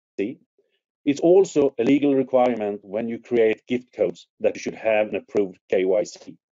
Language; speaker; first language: English; non-native, fluent; Swedish